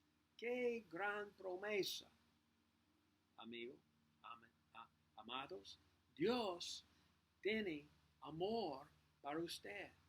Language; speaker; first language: Spanish; non-native, learner; English